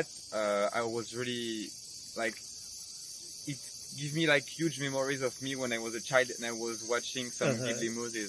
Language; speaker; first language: English; non-native, fluent; French